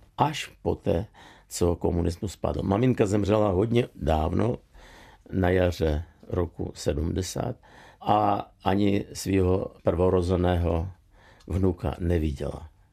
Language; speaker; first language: Czech; non-native, fluent; Russian